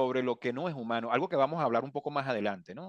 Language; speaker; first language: Spanish; native; Spanish